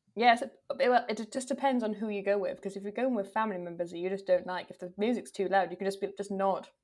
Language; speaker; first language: English; native; English